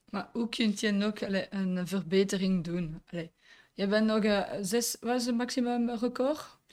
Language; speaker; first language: Dutch; non-native, local second language; French